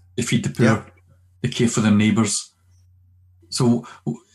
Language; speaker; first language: English; native; English